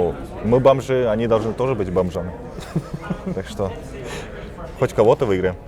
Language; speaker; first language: Russian; early bilingual, heritage; Russian